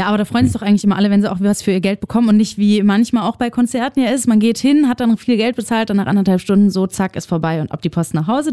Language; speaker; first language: German; native; German